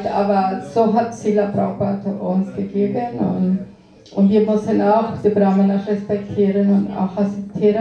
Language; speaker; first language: German; non-native, fluent; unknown